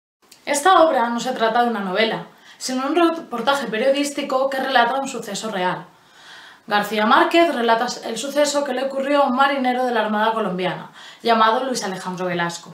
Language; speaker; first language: Spanish; native; Spanish